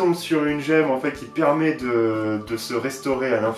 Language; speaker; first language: French; native; French